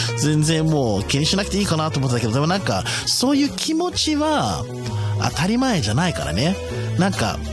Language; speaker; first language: Japanese; non-native, fluent; English